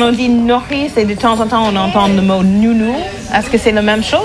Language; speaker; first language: French; non-native, fluent; English